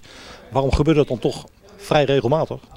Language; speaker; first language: Dutch; native; Dutch